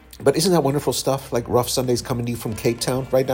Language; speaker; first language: English; native; English